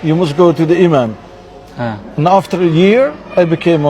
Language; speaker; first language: English; non-native, learner; Dutch